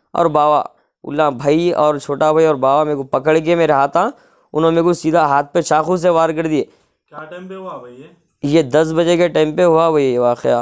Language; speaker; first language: Hindi; non-native, local second language; Urdu